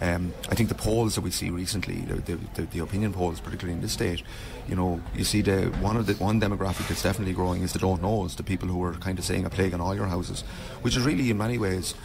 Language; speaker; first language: English; native; English